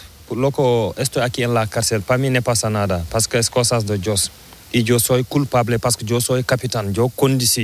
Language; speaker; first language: Spanish; non-native, learner; Fula